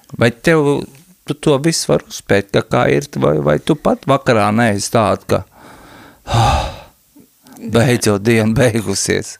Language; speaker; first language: Latvian; native; Latvian